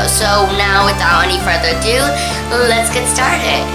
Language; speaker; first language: English; native; English